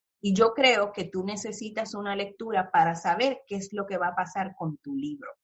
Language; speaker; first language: Spanish; native; Spanish